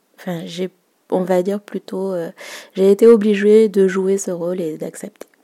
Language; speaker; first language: French; early bilingual, other home language; Malagasy